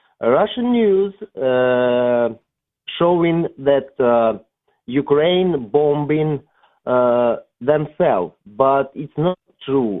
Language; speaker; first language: English; non-native, learner; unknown